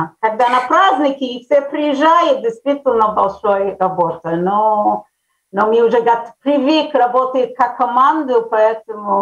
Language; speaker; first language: Russian; early bilingual, heritage; Russian